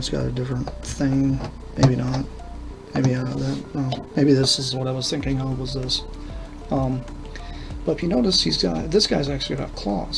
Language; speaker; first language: English; native; English